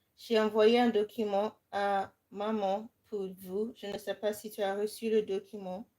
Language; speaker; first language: French; non-native, fluent; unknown